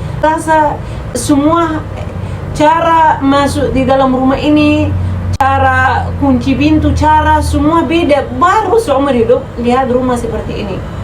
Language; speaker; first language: Indonesian; non-native, fluent; Arabic